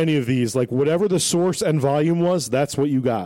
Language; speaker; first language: English; native; English